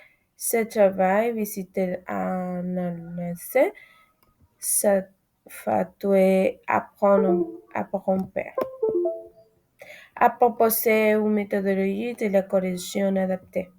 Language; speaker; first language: French; non-native, learner; Spanish